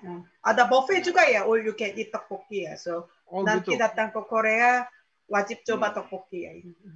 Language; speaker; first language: Indonesian; non-native, fluent; Korean